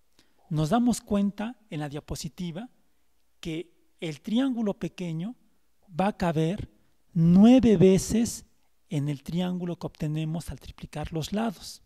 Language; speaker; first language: Spanish; native; Spanish